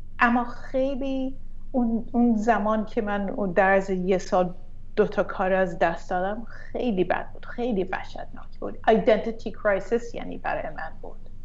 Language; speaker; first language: Persian; early bilingual, heritage; Persian